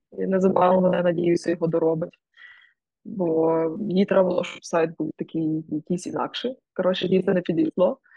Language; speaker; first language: Ukrainian; native; Ukrainian